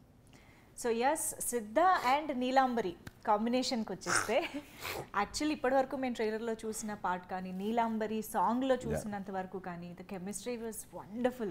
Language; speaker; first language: Telugu; native; Telugu